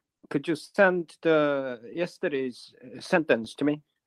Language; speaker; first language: English; non-native, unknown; Japanese